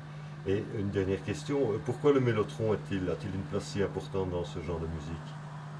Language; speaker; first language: French; native; French